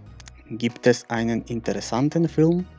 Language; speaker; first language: German; non-native, fluent; Macedonian